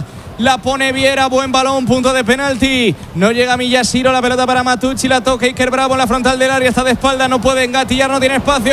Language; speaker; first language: Spanish; native; Spanish